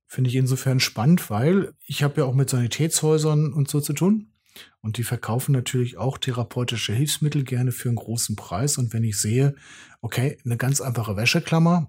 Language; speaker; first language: German; native; German